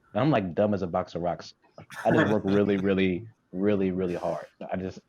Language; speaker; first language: English; native; English